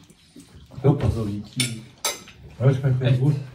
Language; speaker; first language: German; non-native, learner; Vietnamese